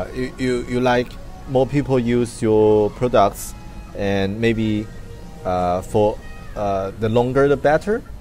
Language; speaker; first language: English; non-native, fluent; Chinese